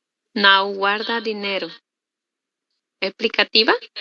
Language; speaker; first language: Portuguese; non-native, learner; Spanish